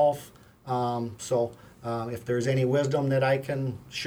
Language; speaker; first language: English; native; English